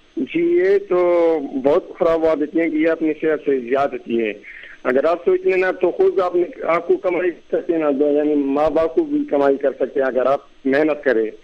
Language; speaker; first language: Urdu; non-native, local second language; Pashto